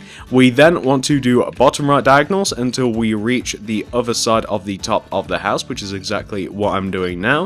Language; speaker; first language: English; native; English